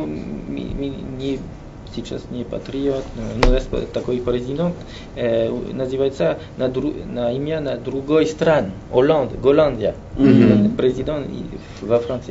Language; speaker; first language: Russian; non-native, learner; French